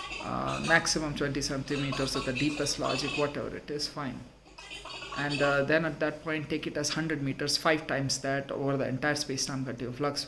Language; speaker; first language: English; non-native, local second language; Hindi